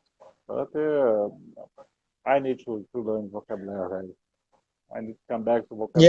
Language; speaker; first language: English; non-native, learner; Portuguese